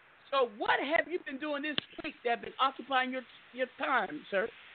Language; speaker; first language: English; native; English